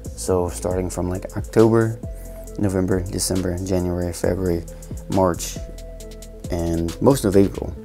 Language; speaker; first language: English; native; English